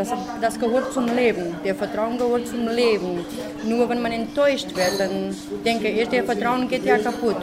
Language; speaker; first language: German; non-native, fluent; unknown